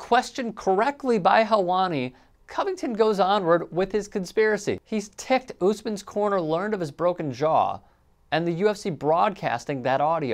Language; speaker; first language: English; native; English